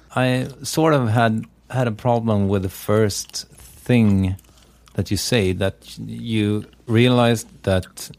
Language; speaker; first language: English; non-native, fluent; Swedish